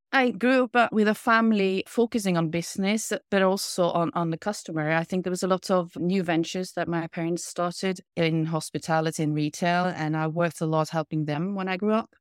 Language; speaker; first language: English; non-native, fluent; Norwegian